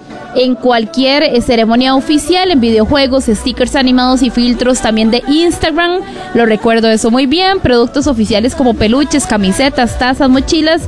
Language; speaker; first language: Spanish; native; Spanish